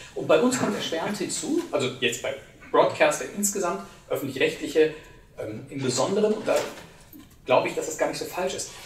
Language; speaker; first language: German; native; German